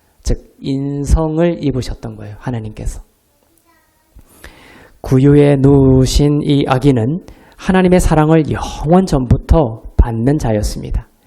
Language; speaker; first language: Korean; native; Korean